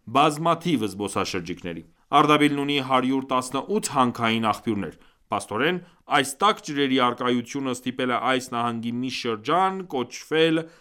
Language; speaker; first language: Armenian; early bilingual, heritage; Armenian